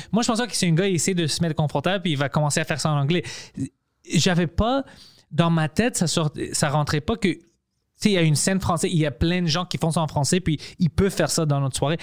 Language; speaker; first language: French; non-native, local second language; English